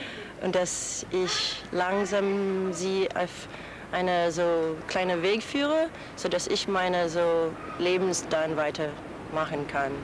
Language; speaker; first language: German; non-native, fluent; Spanish